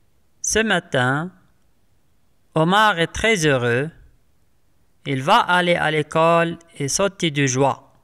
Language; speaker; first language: French; non-native, local second language; Arabic